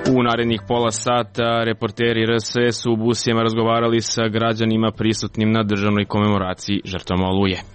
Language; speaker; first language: Serbian; native; Serbian